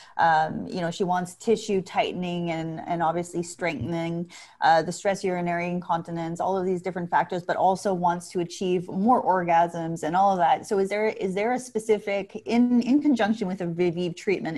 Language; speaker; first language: English; native; English